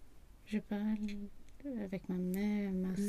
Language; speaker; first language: French; non-native, learner; Swedish